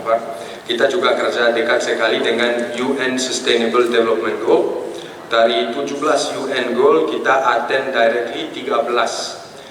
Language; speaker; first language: Indonesian; non-native, fluent; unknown